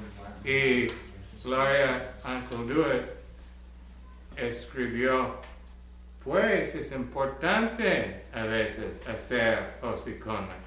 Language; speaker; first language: Spanish; non-native, learner; English